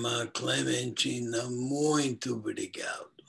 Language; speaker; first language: Portuguese; non-native, fluent; English